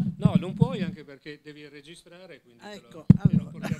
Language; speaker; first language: Italian; native; Italian